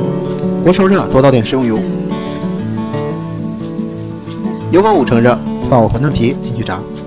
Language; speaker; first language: Chinese; native; Chinese